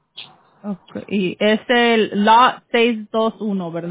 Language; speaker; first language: Spanish; early bilingual, heritage; Spanish